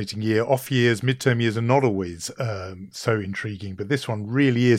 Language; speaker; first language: English; native; English